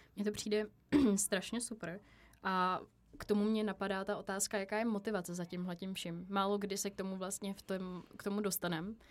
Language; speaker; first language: Czech; native; Czech